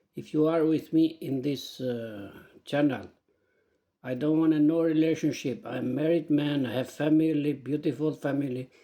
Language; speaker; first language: English; non-native, learner; Albanian